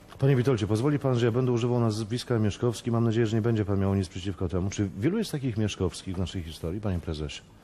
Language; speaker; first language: Polish; native; Polish